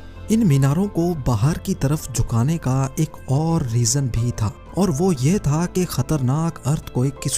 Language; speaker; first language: Urdu; native; Urdu